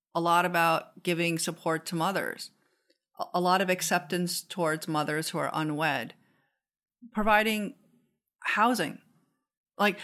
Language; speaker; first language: English; non-native, fluent; Korean